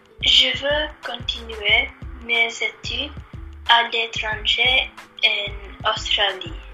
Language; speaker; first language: French; non-native, learner; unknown